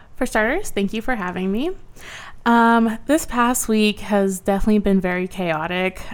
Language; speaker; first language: English; early bilingual, other home language; Ukrainian